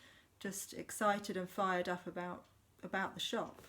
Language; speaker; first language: English; native; English